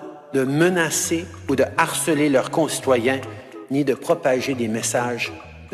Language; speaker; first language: French; native; French